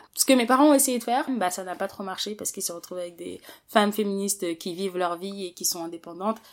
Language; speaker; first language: French; early bilingual, other home language; Wolof